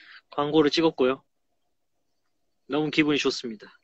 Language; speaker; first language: Korean; native; Korean